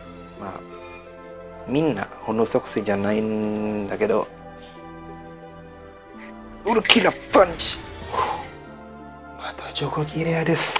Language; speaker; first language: Japanese; non-native, learner; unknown